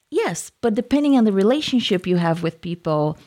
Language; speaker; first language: English; non-native, fluent; Portuguese